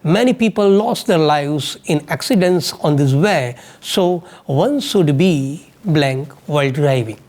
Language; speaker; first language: English; non-native, local second language; Gujarati